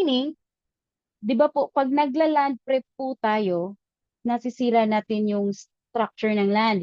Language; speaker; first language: Filipino; native; Filipino